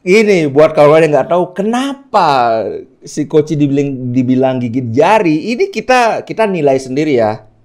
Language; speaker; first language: Indonesian; native; Indonesian